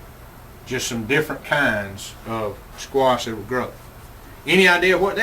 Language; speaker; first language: English; native; English